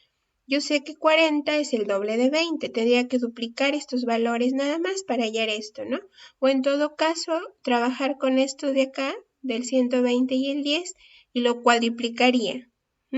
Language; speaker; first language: Spanish; native; Spanish